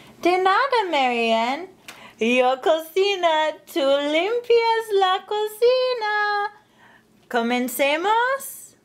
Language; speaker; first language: Spanish; non-native, learner; English